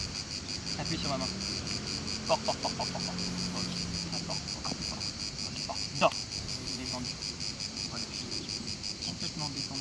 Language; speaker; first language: French; native; French